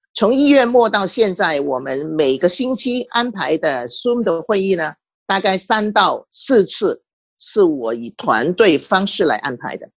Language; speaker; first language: Chinese; non-native, local second language; Cantonese